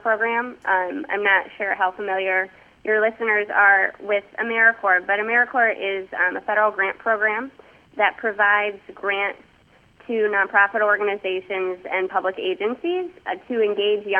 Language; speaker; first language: English; native; English